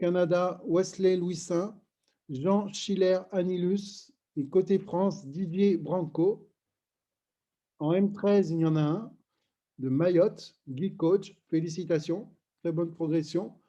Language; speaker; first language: French; native; French